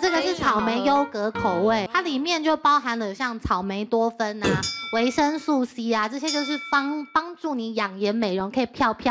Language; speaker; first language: Chinese; native; Chinese